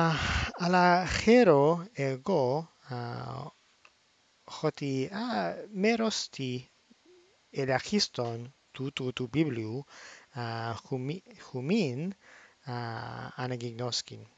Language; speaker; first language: Greek; non-native, fluent; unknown